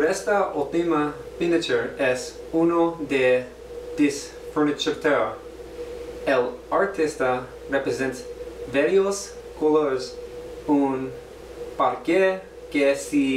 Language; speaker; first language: Spanish; non-native, learner; English